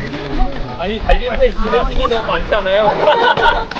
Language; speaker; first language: Korean; native; Korean